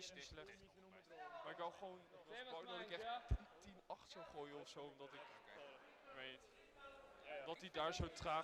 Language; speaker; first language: Dutch; native; Dutch